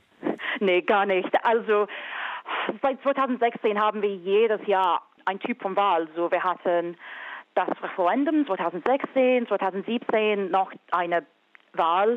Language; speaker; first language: German; non-native, fluent; English